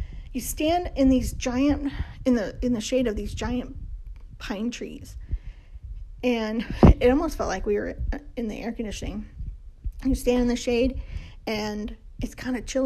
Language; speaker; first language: English; native; English